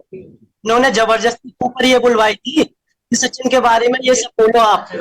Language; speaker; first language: Hindi; native; Hindi